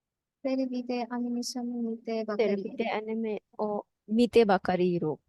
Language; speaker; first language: Japanese; non-native, learner; Bangla